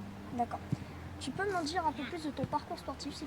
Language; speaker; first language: French; native; French